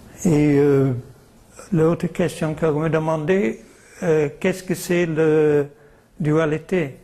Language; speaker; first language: French; non-native, fluent; English